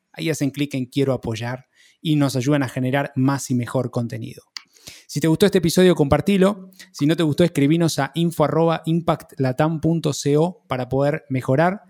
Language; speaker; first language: Spanish; native; Spanish